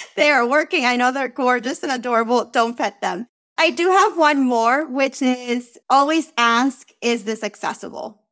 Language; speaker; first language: English; early bilingual, other home language; Spanish